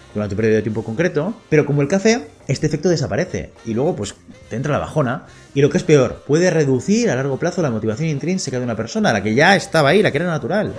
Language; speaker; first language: Spanish; native; Spanish